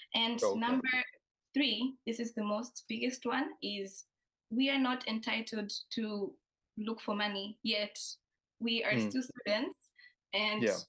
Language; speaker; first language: English; non-native, local second language; Swahili